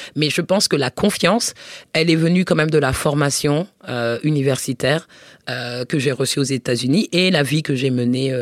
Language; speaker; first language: French; native; French